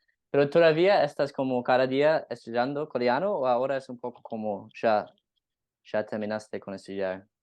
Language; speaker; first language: Spanish; non-native, learner; English